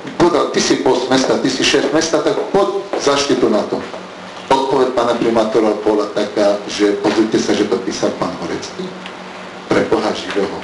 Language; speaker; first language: Slovak; early bilingual, heritage; Arabic